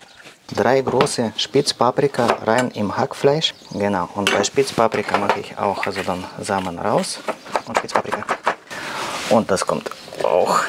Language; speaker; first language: German; non-native, learner; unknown